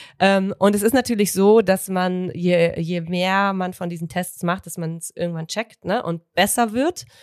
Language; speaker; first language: German; native; German